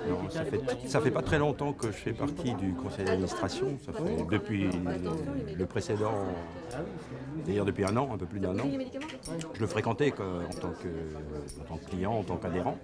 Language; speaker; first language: French; native; French